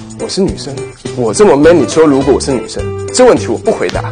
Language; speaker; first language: Chinese; native; Chinese